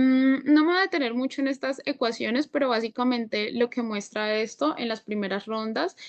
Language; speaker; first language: Spanish; native; Spanish